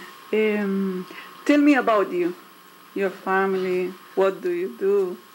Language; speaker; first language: English; non-native, learner; Spanish